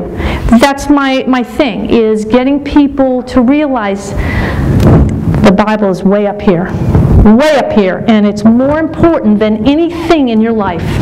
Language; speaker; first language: English; native; English